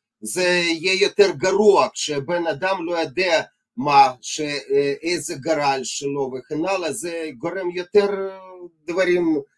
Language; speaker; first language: Hebrew; non-native, fluent; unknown